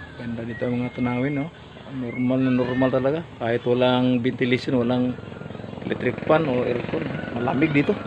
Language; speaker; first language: Filipino; native; Filipino